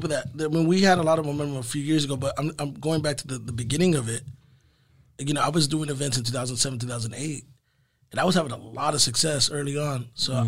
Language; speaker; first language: English; early bilingual, other home language; Spanish